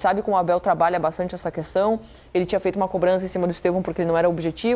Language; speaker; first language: Portuguese; native; Portuguese